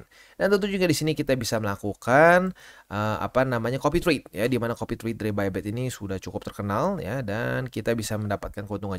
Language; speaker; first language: Indonesian; native; Indonesian